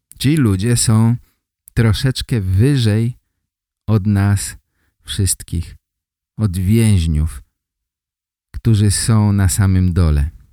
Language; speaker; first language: Polish; native; Polish